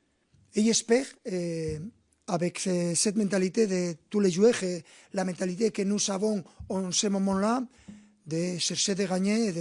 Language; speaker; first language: French; non-native, fluent; Spanish